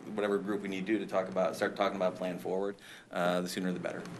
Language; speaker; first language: English; native; English